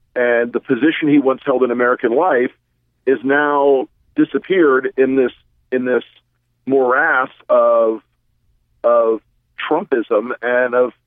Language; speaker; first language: English; native; English